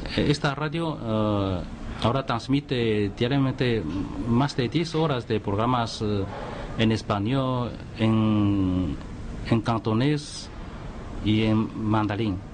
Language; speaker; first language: Spanish; non-native, fluent; Chinese